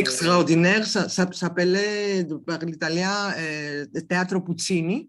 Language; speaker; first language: French; non-native, learner; Greek